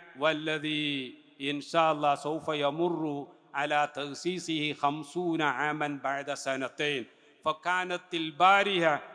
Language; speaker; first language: Arabic; non-native, fluent; Malayalam